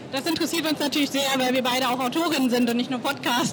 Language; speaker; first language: German; native; German